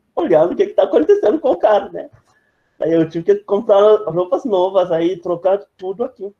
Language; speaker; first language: Portuguese; non-native, fluent; French